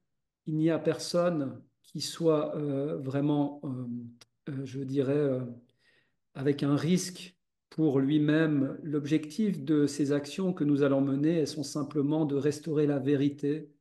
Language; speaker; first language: French; native; French